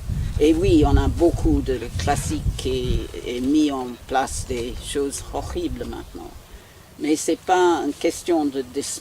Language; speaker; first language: French; non-native, fluent; English